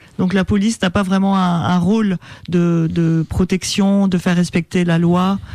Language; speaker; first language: French; native; French